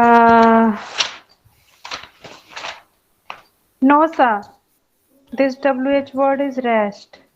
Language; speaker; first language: English; non-native, learner; Hindi